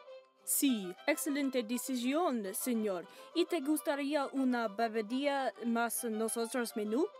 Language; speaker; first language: Spanish; non-native, learner; English